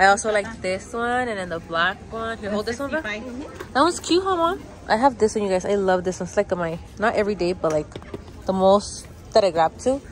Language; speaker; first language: English; early bilingual, other home language; Spanish